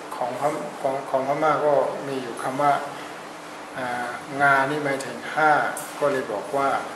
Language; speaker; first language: Thai; non-native, fluent; Burmese